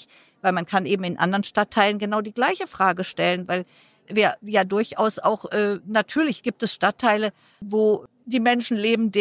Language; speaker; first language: German; native; German